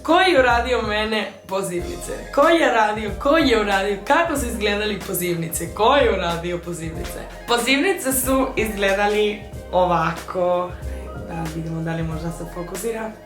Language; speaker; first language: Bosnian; non-native, fluent; Spanish